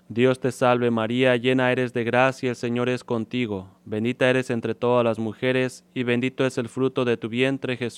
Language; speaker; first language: Spanish; native; Spanish